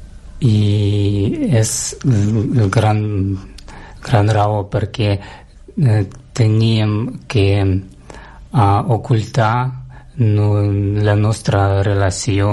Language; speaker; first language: Catalan; non-native, learner; Russian